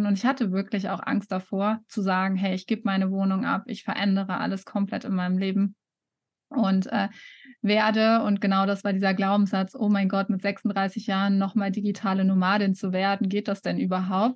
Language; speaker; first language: German; native; German